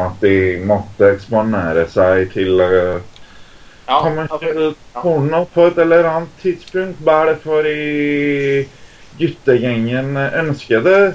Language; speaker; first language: Norwegian; non-native, fluent; Greek